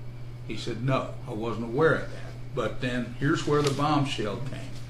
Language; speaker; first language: English; native; English